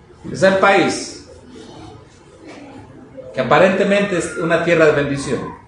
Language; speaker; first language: Spanish; native; Spanish